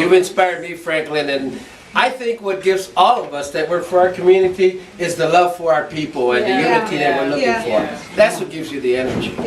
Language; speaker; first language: English; non-native, fluent; Spanish